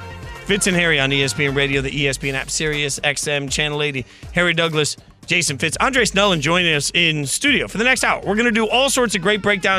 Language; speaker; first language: English; native; English